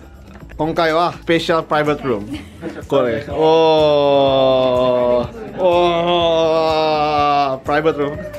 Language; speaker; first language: Japanese; non-native, fluent; Indonesian